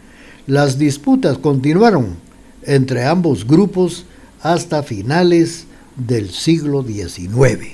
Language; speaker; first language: Spanish; native; Spanish